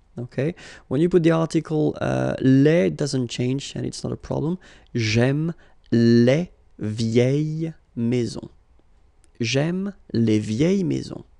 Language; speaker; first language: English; non-native, fluent; French